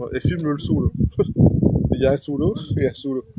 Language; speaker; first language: French; native; French